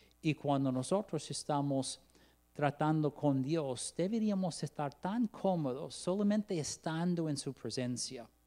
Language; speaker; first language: Spanish; non-native, fluent; English